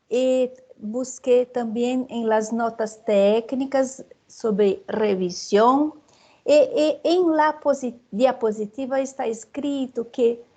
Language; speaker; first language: Spanish; non-native, fluent; Portuguese